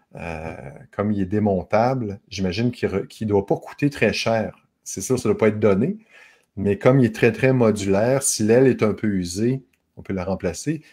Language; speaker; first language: French; native; French